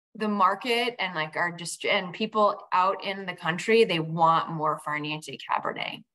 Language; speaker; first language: English; native; English